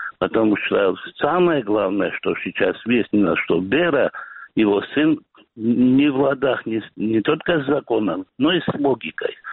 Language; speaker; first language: Russian; non-native, local second language; Georgian